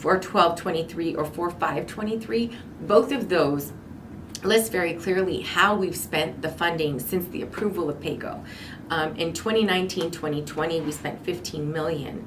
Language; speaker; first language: English; native; English